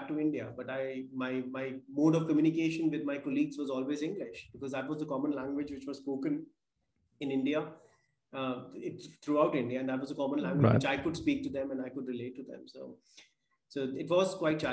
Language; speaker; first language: English; non-native, local second language; Punjabi